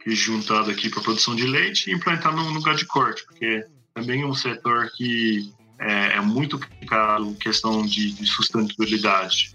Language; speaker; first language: Portuguese; non-native, fluent; English